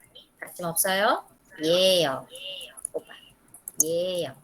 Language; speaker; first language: Korean; non-native, fluent; Spanish